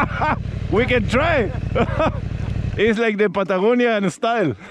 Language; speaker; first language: English; non-native, learner; Spanish